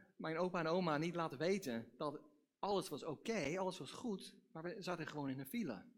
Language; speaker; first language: Dutch; non-native, fluent; English